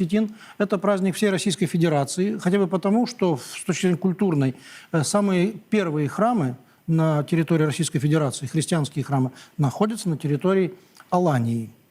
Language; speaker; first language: Russian; native; Russian